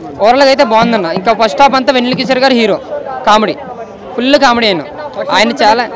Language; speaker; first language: Telugu; native; Telugu